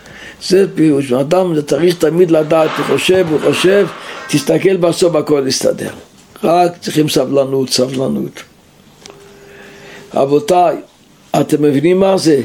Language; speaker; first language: Hebrew; non-native, local second language; Yiddish